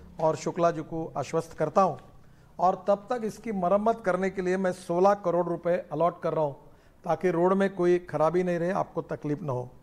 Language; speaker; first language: Hindi; non-native, local second language; Marathi